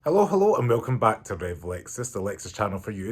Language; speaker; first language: English; native; English